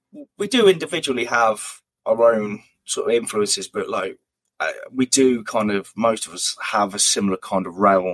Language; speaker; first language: English; native; English